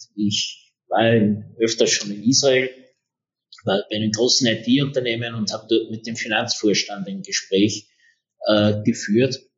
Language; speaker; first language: German; native; German